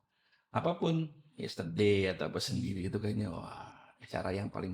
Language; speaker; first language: Indonesian; native; Indonesian